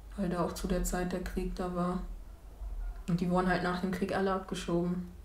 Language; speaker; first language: German; early bilingual, other home language; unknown